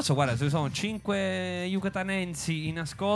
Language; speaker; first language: Italian; native; Italian